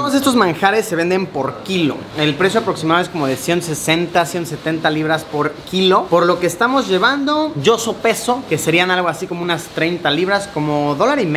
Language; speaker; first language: Spanish; native; Spanish